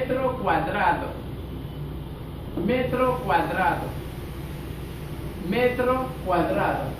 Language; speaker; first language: Spanish; non-native, fluent; Haitian Creole